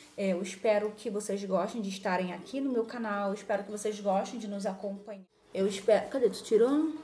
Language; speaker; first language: Portuguese; native; Portuguese